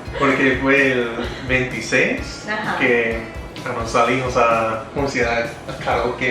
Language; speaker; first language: Spanish; non-native, fluent; English